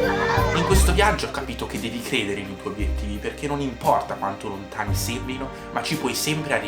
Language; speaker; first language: Italian; native; Italian